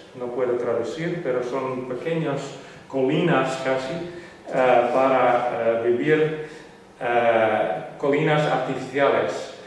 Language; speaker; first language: Spanish; non-native, learner; Western Frisian